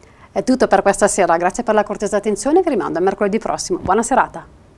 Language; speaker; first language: Italian; native; Italian